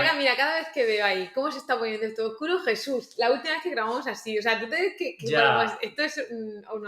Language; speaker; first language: Spanish; native; Spanish